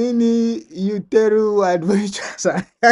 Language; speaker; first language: Japanese; non-native, learner; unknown